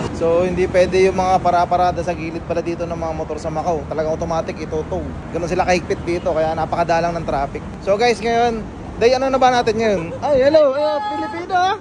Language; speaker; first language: Filipino; native; Filipino